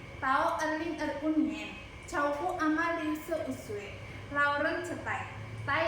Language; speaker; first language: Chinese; non-native, learner; Indonesian